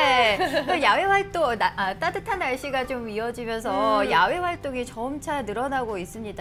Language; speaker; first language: Korean; native; Korean